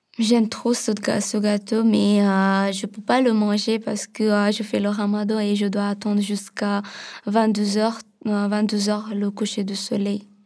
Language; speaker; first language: French; non-native, fluent; Bangla